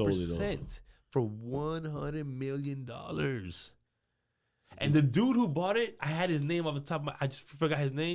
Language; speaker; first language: English; native; English